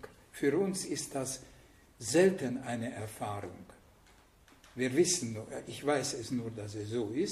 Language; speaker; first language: German; non-native, fluent; Hungarian